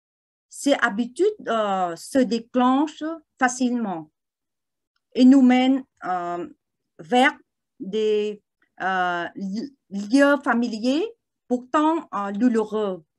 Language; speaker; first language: French; non-native, learner; Vietnamese